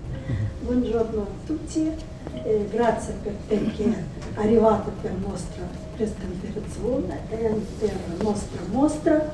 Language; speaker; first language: Italian; non-native, learner; Russian